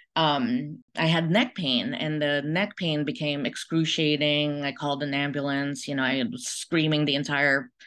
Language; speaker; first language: English; early bilingual, other home language; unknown